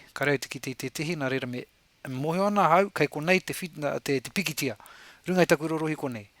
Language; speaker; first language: Māori; native; Māori